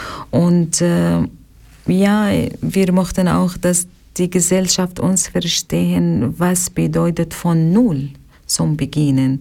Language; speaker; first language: German; non-native, learner; Arabic